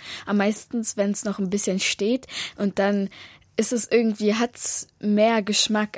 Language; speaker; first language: German; early bilingual, other home language; Ukrainian